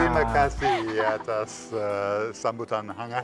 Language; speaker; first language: Indonesian; non-native, fluent; English